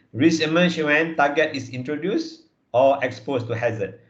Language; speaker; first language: English; non-native, local second language; Malay